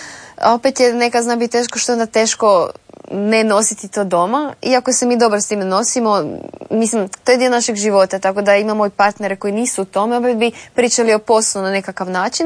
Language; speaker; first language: Serbian; native; Serbian